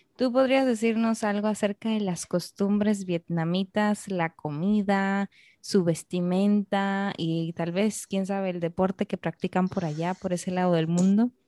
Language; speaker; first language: Spanish; native; Spanish